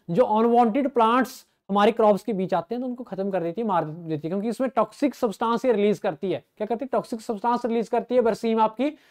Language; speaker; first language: Hindi; native; Hindi